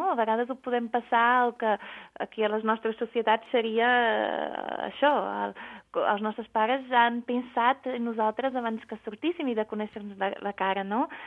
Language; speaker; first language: Catalan; non-native, fluent; Portuguese